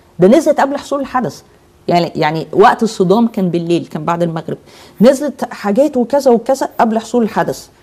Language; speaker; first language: Arabic; native; Arabic